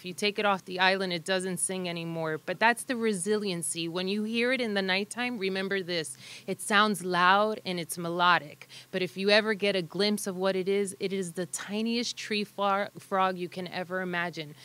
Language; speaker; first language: English; early bilingual, other home language; Spanish